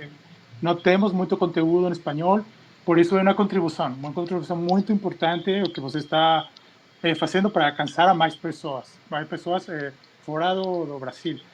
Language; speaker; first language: Portuguese; non-native, fluent; Spanish